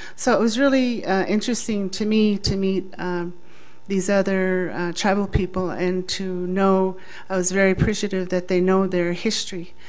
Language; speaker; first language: English; native; English